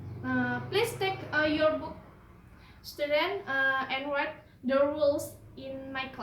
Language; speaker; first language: English; non-native, learner; Indonesian